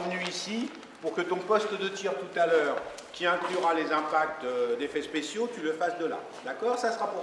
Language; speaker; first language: French; native; French